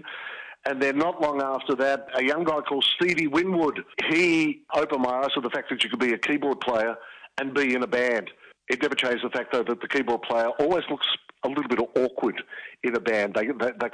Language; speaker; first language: English; early bilingual, other home language; Greek